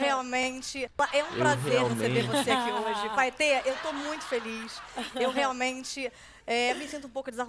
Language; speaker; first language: Portuguese; native; Portuguese